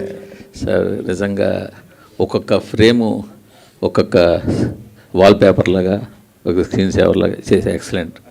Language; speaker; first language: Telugu; native; Telugu